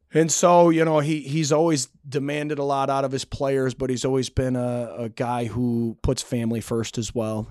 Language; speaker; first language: English; native; English